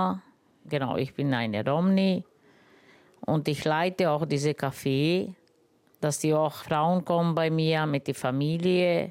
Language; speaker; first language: German; non-native, learner; Romany